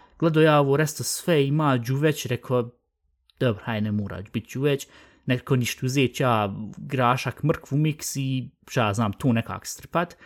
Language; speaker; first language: Bosnian; early bilingual, heritage; Bosnian